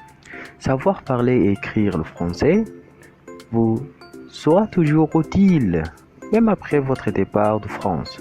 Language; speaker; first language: French; non-native, fluent; Arabic